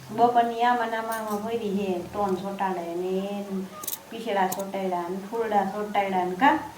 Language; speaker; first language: Gujarati; native; Gujarati